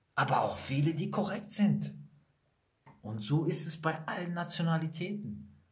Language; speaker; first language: German; early bilingual, other home language; Italian